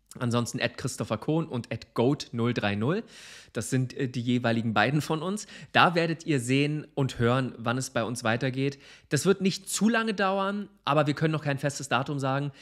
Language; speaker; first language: German; native; German